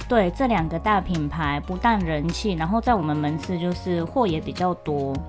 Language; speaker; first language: Chinese; early bilingual, other home language; Japanese